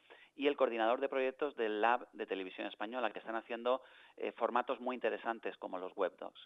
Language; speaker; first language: Spanish; native; Spanish